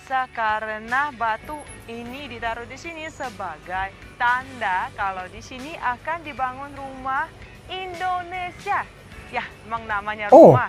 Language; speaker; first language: Indonesian; non-native, fluent; Russian